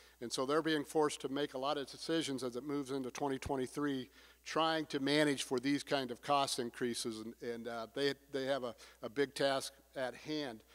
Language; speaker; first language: English; native; English